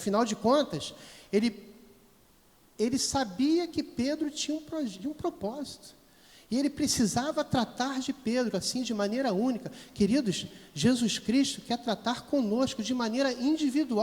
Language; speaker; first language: Portuguese; native; Portuguese